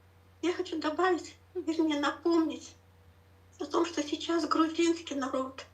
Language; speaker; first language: Russian; native; Russian